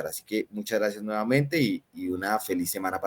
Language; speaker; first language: Spanish; native; Spanish